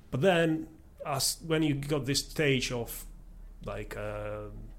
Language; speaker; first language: English; non-native, fluent; Latvian